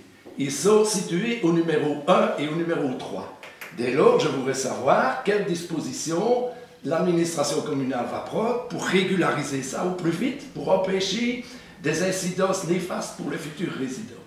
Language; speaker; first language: French; native; French